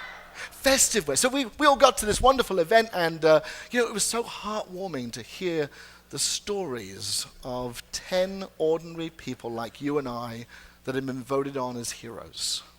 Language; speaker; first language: English; native; English